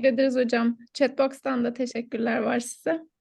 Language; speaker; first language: Turkish; native; Turkish